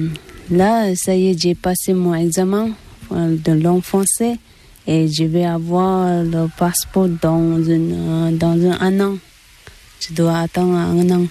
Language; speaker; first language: French; non-native, learner; Tibetan